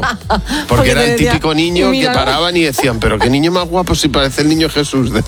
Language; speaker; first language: Spanish; native; Spanish